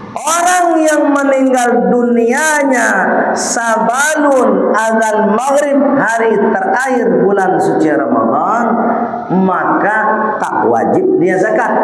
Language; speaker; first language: Malay; non-native, local second language; Minangkabau